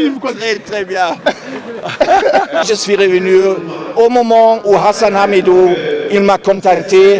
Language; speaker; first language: French; non-native, fluent; German